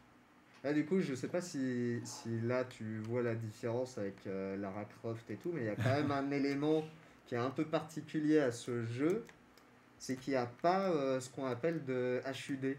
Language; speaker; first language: French; native; French